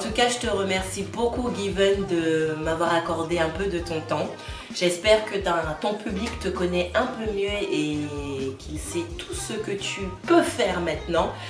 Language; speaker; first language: French; native; French